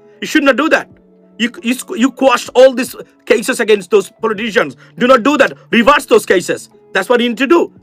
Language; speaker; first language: English; non-native, local second language; Bangla